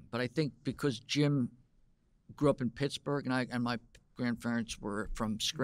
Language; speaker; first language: English; native; English